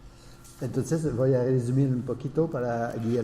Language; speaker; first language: Spanish; non-native, fluent; French